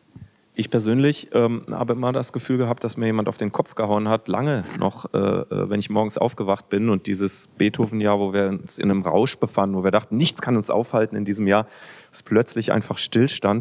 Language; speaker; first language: German; native; German